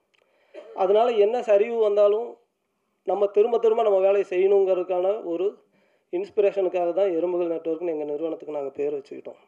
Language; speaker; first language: Tamil; native; Tamil